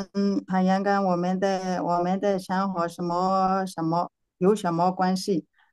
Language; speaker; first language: Chinese; non-native, learner; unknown